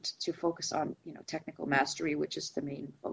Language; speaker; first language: English; non-native, fluent; Russian